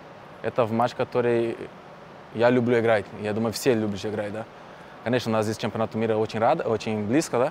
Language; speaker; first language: Russian; non-native, learner; Portuguese